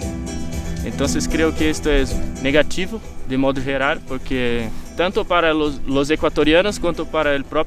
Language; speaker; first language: Spanish; non-native, fluent; Portuguese